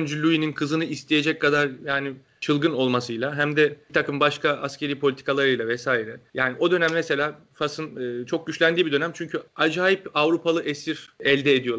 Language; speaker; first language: Turkish; native; Turkish